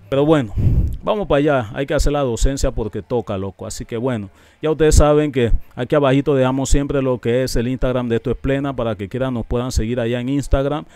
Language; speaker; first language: Spanish; non-native, local second language; English